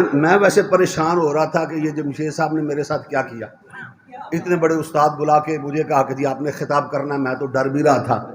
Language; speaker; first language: Urdu; non-native, local second language; Punjabi